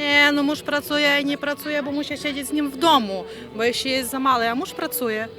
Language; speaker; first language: Polish; non-native, learner; Ukrainian